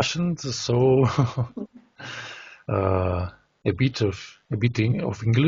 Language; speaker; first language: English; non-native, learner; Russian